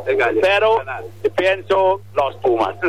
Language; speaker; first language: Spanish; non-native, learner; English